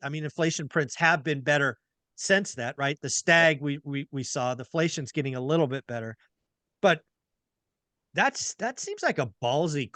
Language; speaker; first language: English; native; English